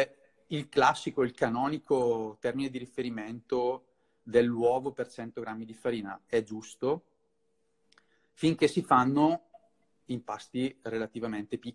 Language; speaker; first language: Italian; native; Italian